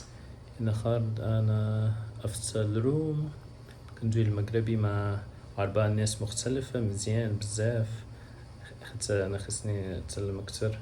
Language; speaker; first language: Arabic; non-native, learner; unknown